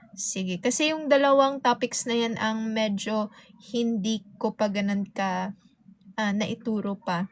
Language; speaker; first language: Filipino; non-native, local second language; Hiligaynon